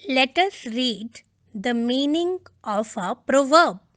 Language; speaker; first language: English; non-native, local second language; Punjabi